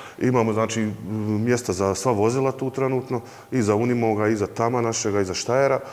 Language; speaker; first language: Croatian; native; Croatian